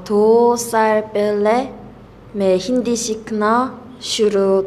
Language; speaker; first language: Hindi; non-native, learner; Korean